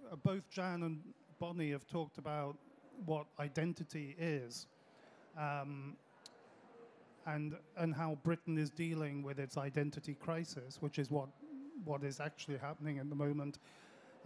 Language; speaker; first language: English; early bilingual, other home language; French